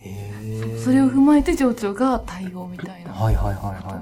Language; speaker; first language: Japanese; native; Japanese